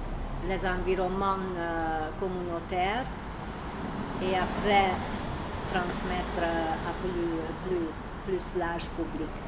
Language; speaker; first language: French; non-native, learner; Hungarian